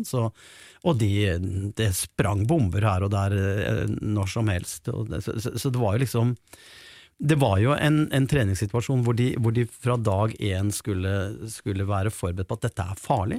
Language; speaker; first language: Norwegian; native; Norwegian